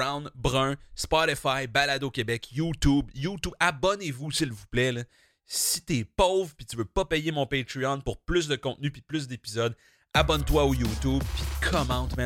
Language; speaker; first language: French; native; French